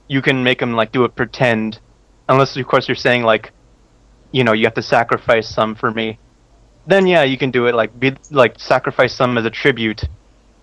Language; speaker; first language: English; non-native, fluent; Spanish